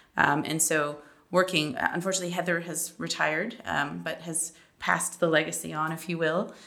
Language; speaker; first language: English; native; English